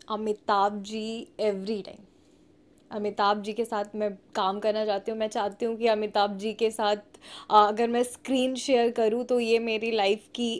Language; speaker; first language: Hindi; native; Hindi